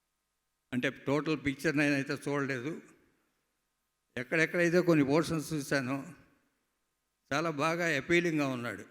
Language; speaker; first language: Telugu; native; Telugu